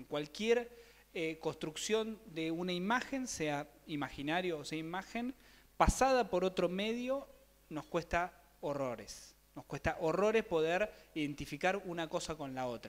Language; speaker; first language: Spanish; native; Spanish